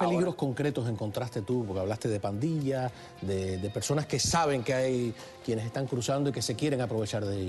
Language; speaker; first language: Spanish; native; Spanish